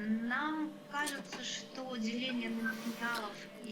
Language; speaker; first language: Russian; native; Russian